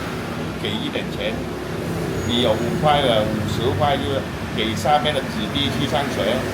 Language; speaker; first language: Chinese; early bilingual, heritage; Min Nan Chinese